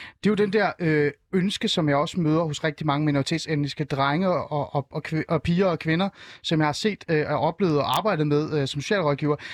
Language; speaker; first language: Danish; early bilingual, other home language; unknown